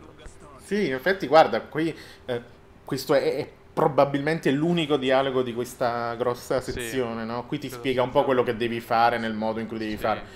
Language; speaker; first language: Italian; native; Italian